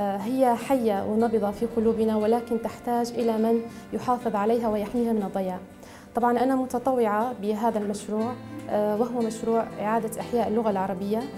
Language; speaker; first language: Arabic; native; Arabic